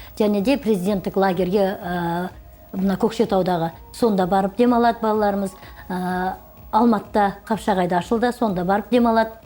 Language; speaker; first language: Kazakh; native; Kazakh